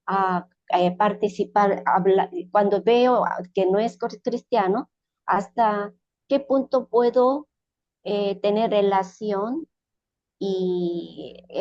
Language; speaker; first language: Spanish; non-native, learner; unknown